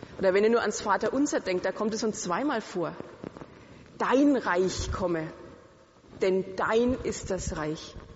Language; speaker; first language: German; native; German